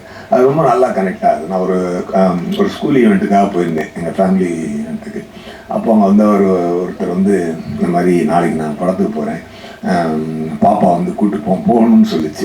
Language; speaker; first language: Tamil; native; Tamil